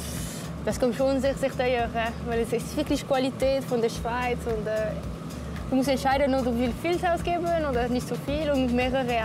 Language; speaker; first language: German; non-native, local second language; French